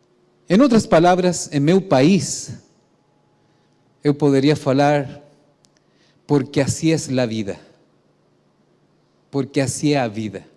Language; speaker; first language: Portuguese; non-native, fluent; Spanish